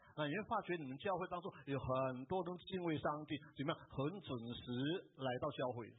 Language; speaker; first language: Chinese; native; Chinese